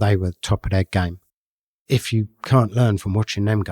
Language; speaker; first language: English; native; English